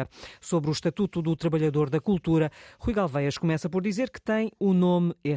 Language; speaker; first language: Portuguese; native; Portuguese